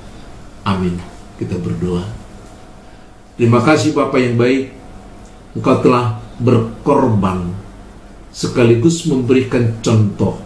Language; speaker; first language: Indonesian; native; Indonesian